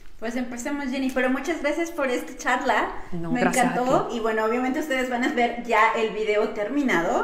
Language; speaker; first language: Spanish; native; Spanish